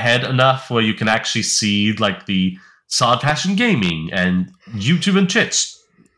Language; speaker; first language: English; native; English